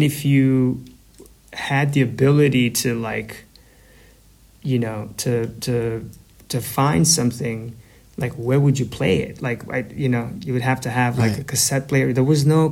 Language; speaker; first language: English; non-native, fluent; Albanian